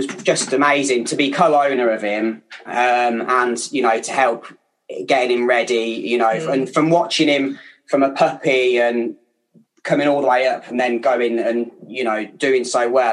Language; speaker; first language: English; native; English